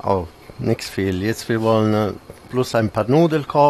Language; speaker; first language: German; non-native, fluent; Italian